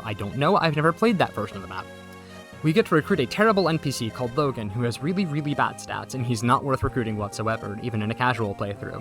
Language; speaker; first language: English; native; English